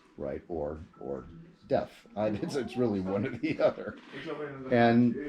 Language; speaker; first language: English; native; English